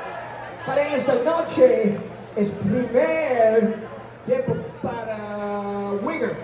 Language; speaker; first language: Spanish; non-native, learner; English